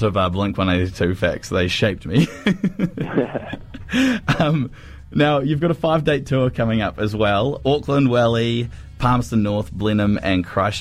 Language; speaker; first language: English; native; English